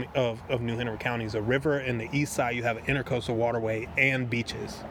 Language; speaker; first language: English; native; English